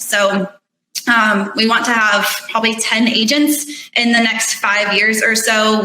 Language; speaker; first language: English; native; English